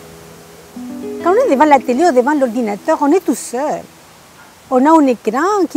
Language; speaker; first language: French; native; French